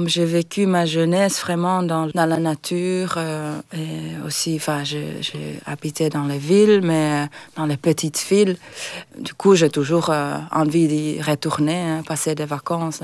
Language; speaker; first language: French; non-native, fluent; Finnish